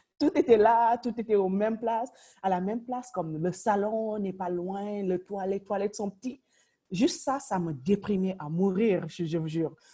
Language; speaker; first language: French; non-native, local second language; Wolof